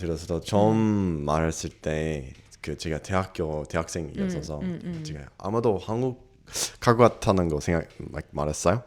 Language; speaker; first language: Korean; non-native, learner; English